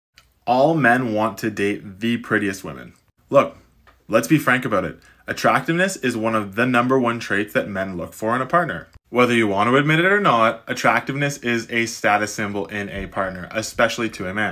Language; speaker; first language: English; native; English